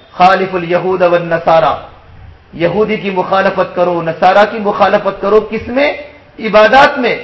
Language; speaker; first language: Urdu; non-native, local second language; Gujarati